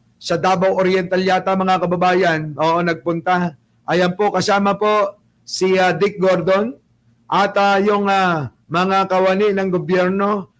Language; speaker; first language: Filipino; non-native, local second language; Pangasinan